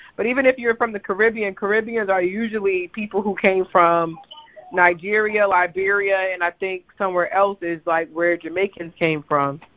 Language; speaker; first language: English; early bilingual, other home language; Krio